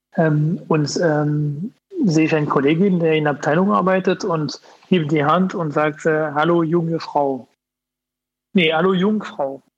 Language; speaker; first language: German; non-native, fluent; French